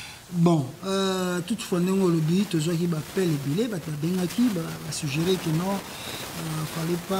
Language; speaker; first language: French; non-native, local second language; Lingala